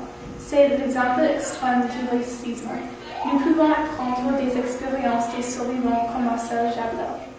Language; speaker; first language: French; non-native, learner; English